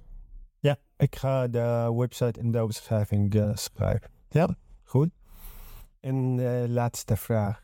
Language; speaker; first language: Dutch; non-native, learner; Arabic